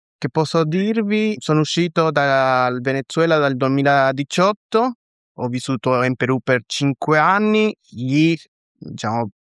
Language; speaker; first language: Italian; non-native, fluent; Spanish